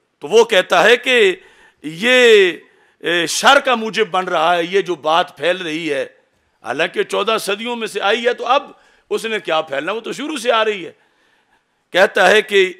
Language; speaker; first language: Urdu; non-native, local second language; Punjabi